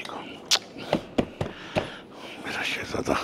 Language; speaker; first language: Urdu; non-native, local second language; Punjabi